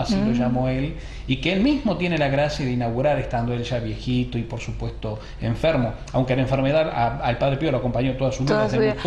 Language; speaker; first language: Spanish; native; Spanish